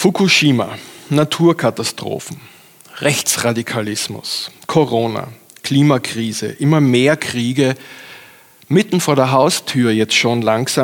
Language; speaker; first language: German; native; German